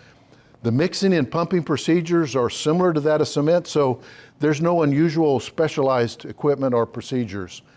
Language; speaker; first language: English; native; English